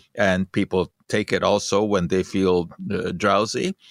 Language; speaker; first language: English; non-native, fluent; Hungarian